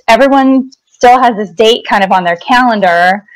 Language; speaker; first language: English; native; English